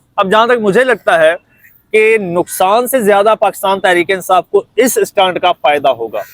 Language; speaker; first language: Urdu; non-native, local second language; Punjabi